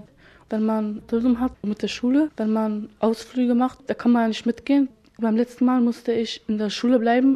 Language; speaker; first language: German; early bilingual, other home language; Bosnian